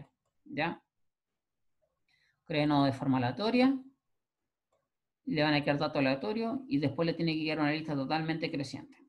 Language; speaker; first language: Spanish; native; Spanish